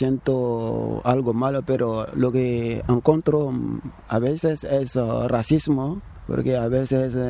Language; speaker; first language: Spanish; non-native, learner; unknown